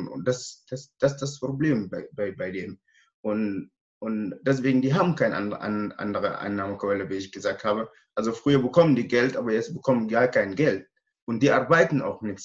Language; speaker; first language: German; non-native, learner; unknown